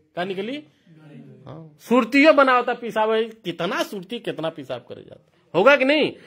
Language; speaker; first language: Hindi; native; Hindi